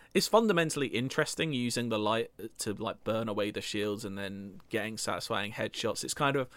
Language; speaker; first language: English; native; English